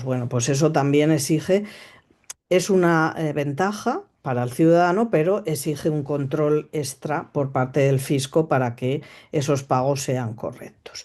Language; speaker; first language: Spanish; native; Spanish